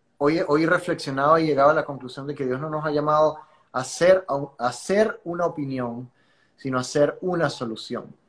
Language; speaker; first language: Spanish; native; Spanish